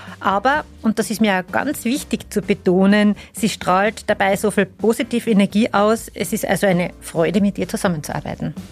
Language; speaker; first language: German; native; German